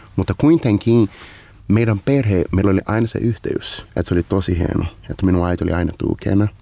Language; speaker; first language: Finnish; non-native, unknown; Portuguese